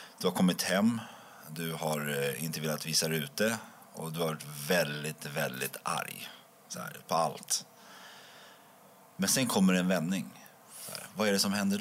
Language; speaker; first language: Swedish; native; Swedish